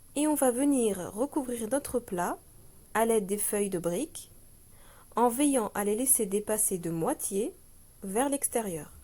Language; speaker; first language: French; non-native, local second language; Arabic